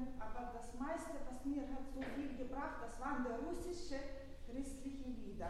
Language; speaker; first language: German; early bilingual, other home language; Russian